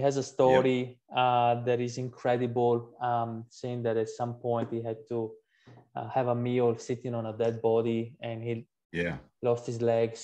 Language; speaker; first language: English; non-native, fluent; Italian